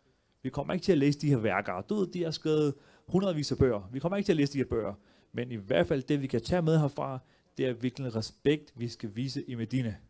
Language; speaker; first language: Danish; early bilingual, other home language; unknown